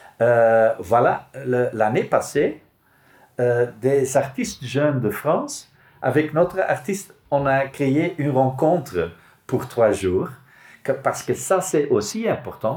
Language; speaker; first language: French; non-native, local second language; Dutch